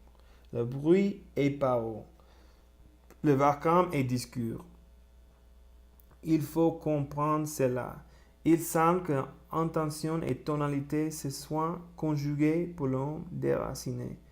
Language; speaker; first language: French; non-native, learner; Spanish